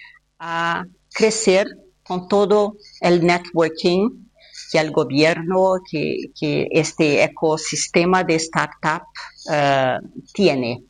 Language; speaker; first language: Spanish; non-native, fluent; Portuguese